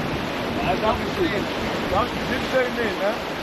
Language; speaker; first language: German; native; German